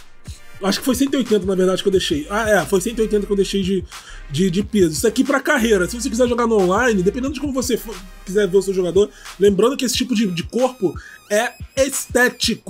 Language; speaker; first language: Portuguese; native; Portuguese